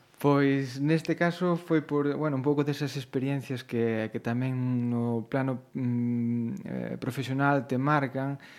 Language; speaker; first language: Galician; native; Galician